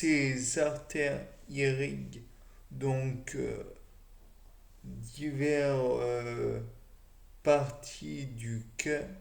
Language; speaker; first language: French; native; French